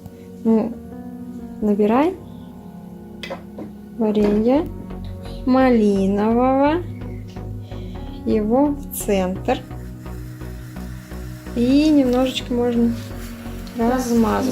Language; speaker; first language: Russian; native; Russian